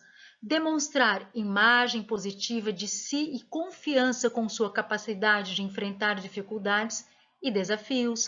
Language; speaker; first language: Portuguese; native; Portuguese